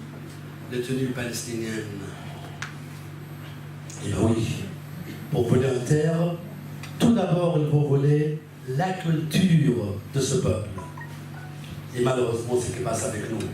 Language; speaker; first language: French; non-native, fluent; Arabic